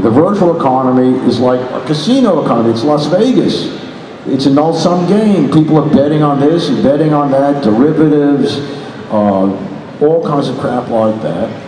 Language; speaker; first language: English; native; English